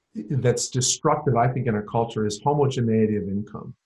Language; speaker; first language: English; native; English